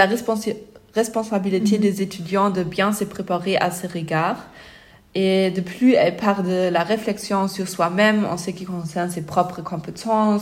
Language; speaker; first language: French; non-native, fluent; German